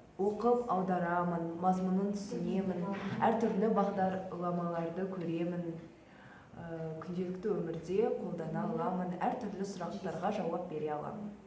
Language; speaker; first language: Kazakh; non-native, local second language; Russian